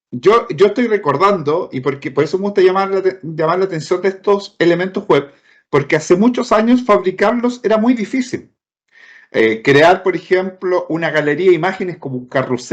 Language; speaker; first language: Spanish; native; Spanish